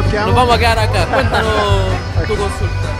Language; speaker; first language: Spanish; native; Spanish